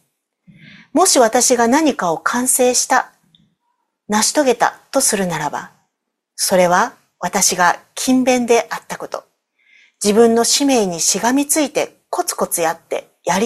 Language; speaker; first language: Japanese; native; Japanese